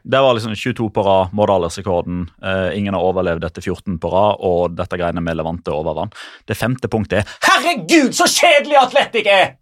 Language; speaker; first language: Norwegian; native; Norwegian